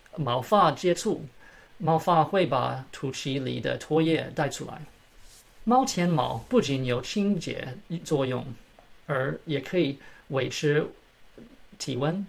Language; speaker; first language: Chinese; early bilingual, heritage; Chinese